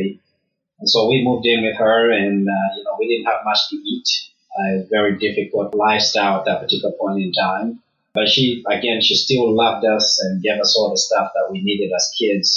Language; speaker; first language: English; early bilingual, other home language; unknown